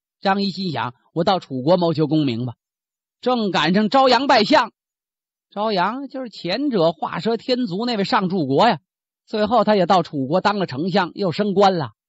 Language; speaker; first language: Chinese; native; Chinese